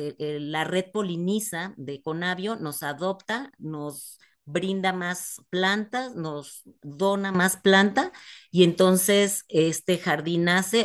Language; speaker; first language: Spanish; native; Spanish